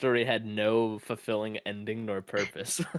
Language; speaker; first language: English; native; English